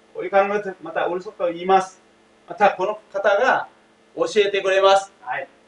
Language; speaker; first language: Japanese; non-native, fluent; Thai